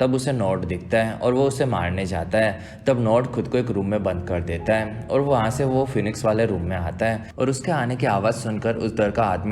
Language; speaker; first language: Hindi; native; Hindi